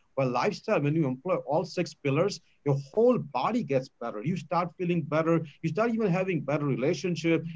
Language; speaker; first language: English; non-native, local second language; Gujarati